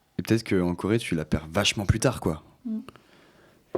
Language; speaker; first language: French; native; French